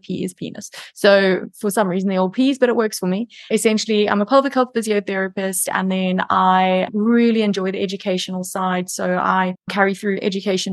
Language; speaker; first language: English; native; English